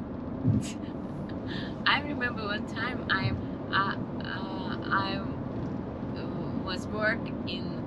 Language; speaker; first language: English; non-native, learner; Russian